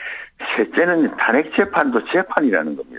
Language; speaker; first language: Korean; native; Korean